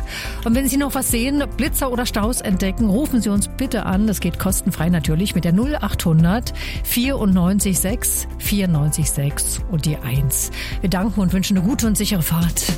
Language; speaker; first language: German; native; German